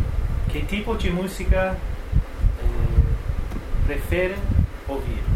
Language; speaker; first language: Portuguese; non-native, learner; Spanish